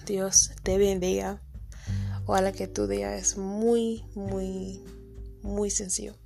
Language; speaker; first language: Spanish; non-native, learner; English